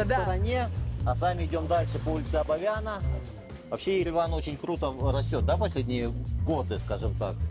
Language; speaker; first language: Russian; native; Russian